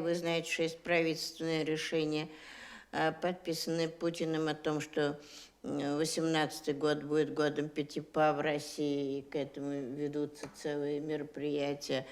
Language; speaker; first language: Russian; native; Russian